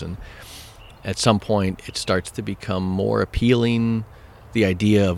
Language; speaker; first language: English; native; English